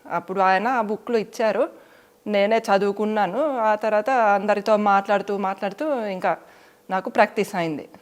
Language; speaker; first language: Telugu; non-native, fluent; Finnish